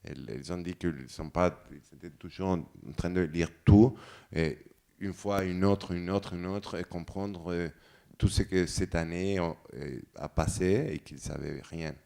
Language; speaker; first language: French; non-native, fluent; Spanish